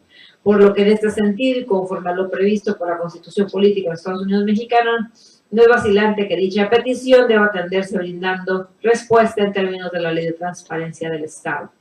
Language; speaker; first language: Spanish; native; Spanish